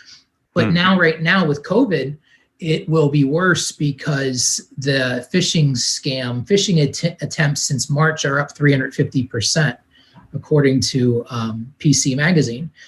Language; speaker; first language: English; native; English